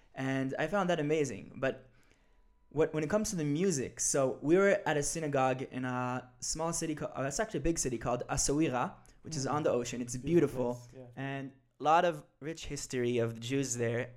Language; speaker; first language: English; early bilingual, other home language; Hebrew